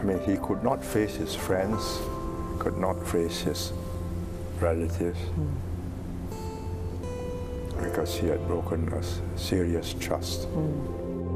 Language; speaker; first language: English; native; English